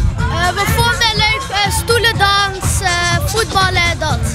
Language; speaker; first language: Dutch; early bilingual, other home language; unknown